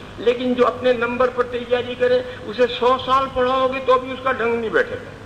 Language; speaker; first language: Urdu; non-native, local second language; Gujarati